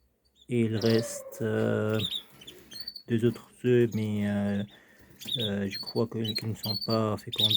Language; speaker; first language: French; non-native, fluent; Arabic